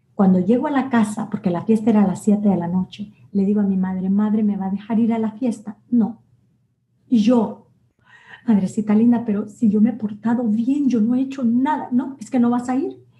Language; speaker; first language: Spanish; native; Spanish